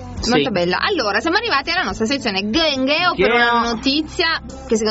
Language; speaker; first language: Italian; native; Italian